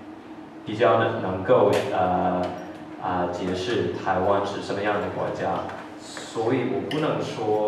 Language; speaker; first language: Chinese; early bilingual, heritage; English